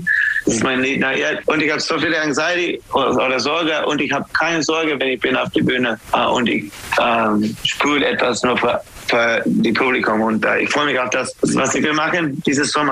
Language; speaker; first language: German; non-native, fluent; English